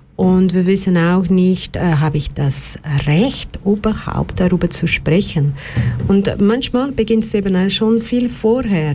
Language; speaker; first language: German; non-native, fluent; Portuguese